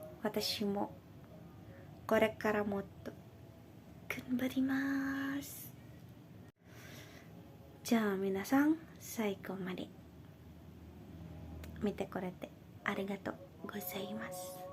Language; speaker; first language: Japanese; non-native, learner; Indonesian